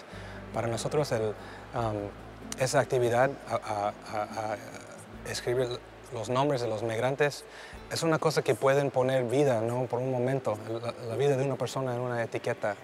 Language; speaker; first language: Spanish; early bilingual, heritage; English